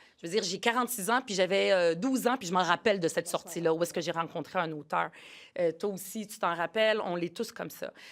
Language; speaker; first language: French; early bilingual, other home language; Arabic